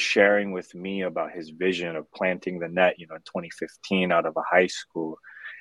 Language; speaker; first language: English; native; English